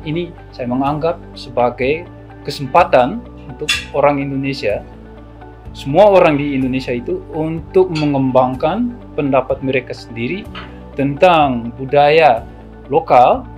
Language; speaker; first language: Indonesian; non-native, fluent; Dutch